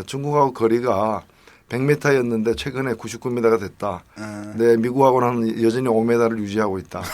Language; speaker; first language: Korean; native; Korean